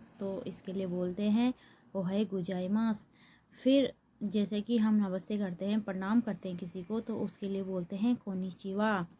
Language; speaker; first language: Hindi; native; Hindi